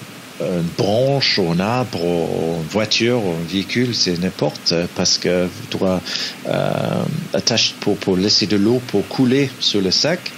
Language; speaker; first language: French; non-native, learner; English